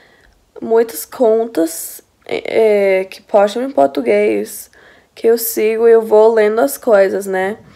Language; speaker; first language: Portuguese; non-native, fluent; English